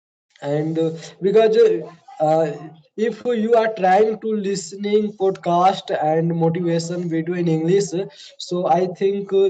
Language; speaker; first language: English; non-native, learner; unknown